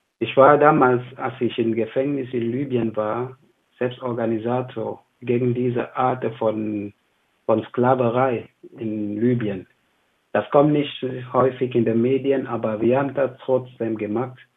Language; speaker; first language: German; non-native, fluent; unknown